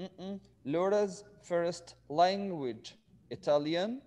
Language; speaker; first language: English; non-native, fluent; Arabic